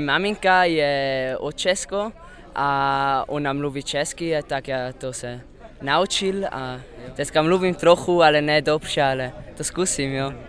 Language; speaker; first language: Czech; early bilingual, heritage; Czech